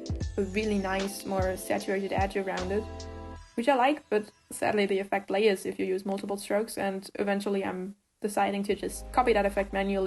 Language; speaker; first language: English; non-native, fluent; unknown